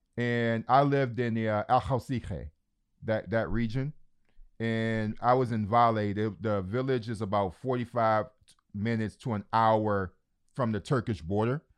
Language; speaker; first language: English; native; English